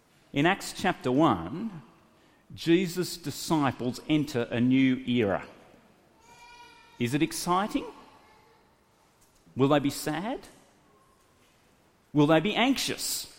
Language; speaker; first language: English; native; English